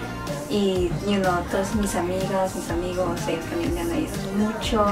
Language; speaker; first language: Spanish; early bilingual, other home language; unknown